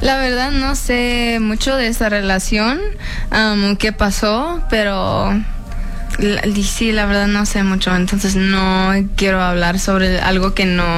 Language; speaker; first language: Spanish; early bilingual, heritage; English